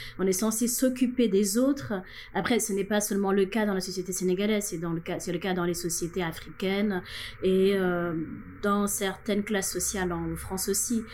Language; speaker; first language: French; non-native, local second language; Wolof